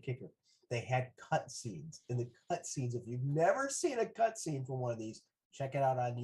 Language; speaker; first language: English; native; English